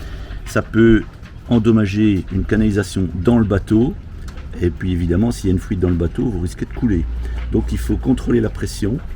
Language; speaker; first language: French; native; French